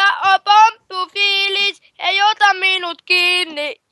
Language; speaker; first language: Finnish; native; Finnish